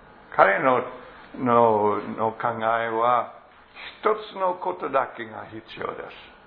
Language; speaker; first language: Japanese; non-native, fluent; English